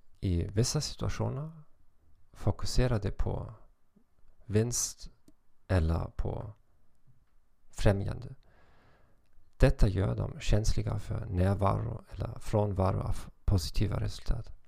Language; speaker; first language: Swedish; non-native, fluent; German